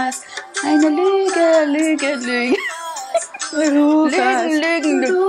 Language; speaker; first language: German; early bilingual, other home language; Persian